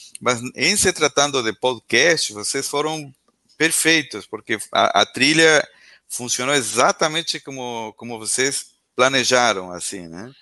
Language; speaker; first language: Portuguese; non-native, fluent; Spanish